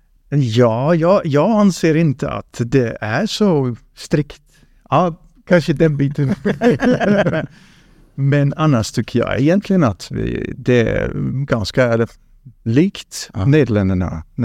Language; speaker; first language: Swedish; non-native, fluent; Dutch